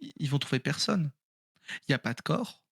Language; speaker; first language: French; native; French